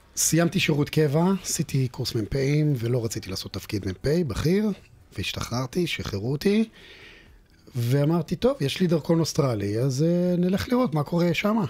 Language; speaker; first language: Hebrew; native; Hebrew